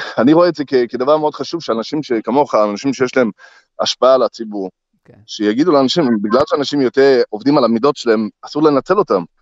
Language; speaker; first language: Hebrew; non-native, fluent; English